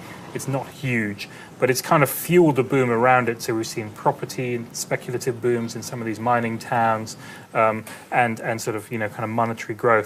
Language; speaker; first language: English; native; English